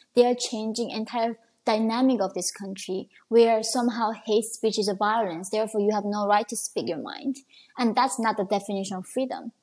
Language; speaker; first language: English; non-native, fluent; Korean